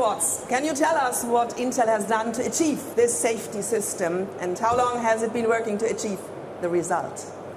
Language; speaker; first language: English; non-native, fluent; German